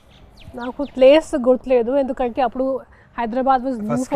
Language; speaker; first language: Telugu; non-native, fluent; Hindi